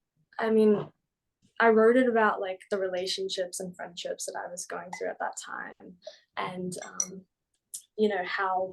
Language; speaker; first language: English; native; English